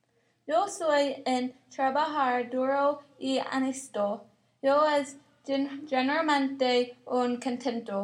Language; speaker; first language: Spanish; non-native, learner; English